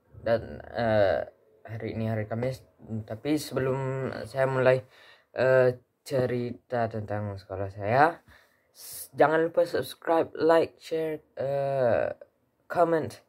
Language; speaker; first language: Indonesian; early bilingual, heritage; Indonesian